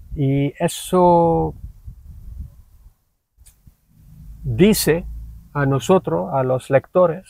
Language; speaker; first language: Spanish; non-native, fluent; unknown